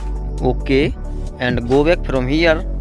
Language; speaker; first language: English; non-native, local second language; Hindi